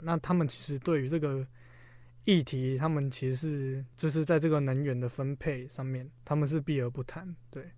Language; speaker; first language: Chinese; native; Chinese